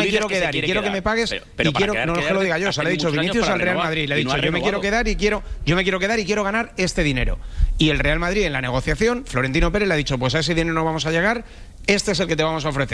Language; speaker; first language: Spanish; native; Spanish